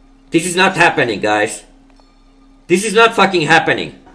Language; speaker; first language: English; non-native, fluent; Finnish